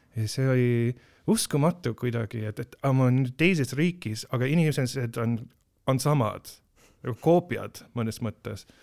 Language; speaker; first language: Estonian; non-native, fluent; English